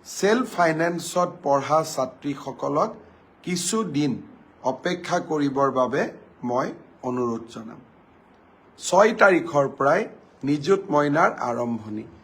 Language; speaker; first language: Assamese; native; Assamese